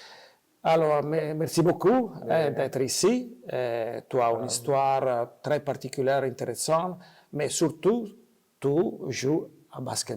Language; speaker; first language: French; non-native, fluent; Italian